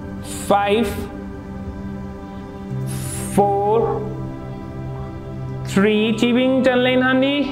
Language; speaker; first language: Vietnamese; non-native, learner; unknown